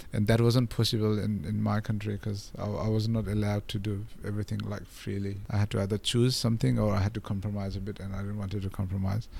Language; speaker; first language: English; non-native, local second language; Nepali